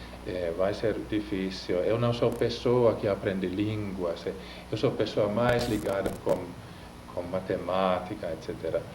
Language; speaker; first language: Portuguese; non-native, fluent; Finnish